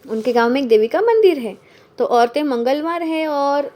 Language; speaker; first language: Hindi; non-native, local second language; Marathi